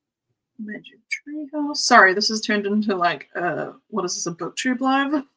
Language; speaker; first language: English; native; English